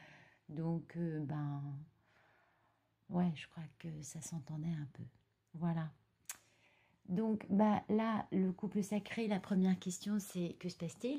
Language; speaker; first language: French; native; French